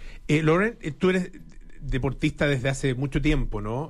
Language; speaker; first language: Spanish; native; Spanish